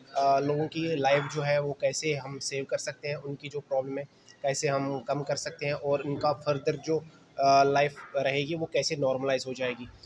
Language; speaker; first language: Hindi; non-native, local second language; Kashmiri